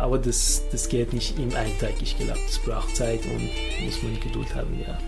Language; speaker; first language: German; non-native, learner; Persian